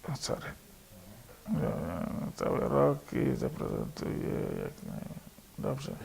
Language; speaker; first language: Polish; non-native, fluent; Igbo